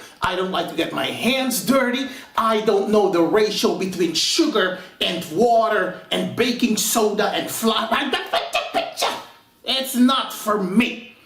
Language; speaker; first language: English; non-native, fluent; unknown